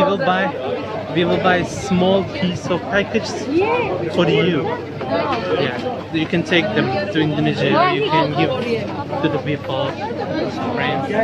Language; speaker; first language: English; non-native, learner; Turkish